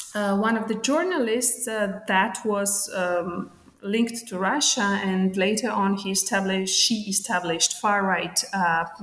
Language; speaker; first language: English; non-native, fluent; Georgian